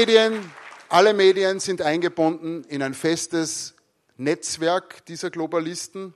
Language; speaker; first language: German; native; German